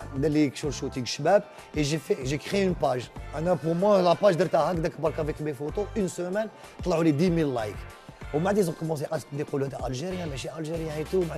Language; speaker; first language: French; non-native, local second language; Arabic